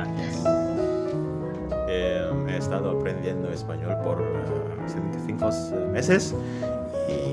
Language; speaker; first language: Spanish; non-native, learner; Indonesian